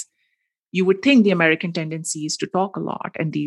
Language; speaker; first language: English; non-native, local second language; Hindi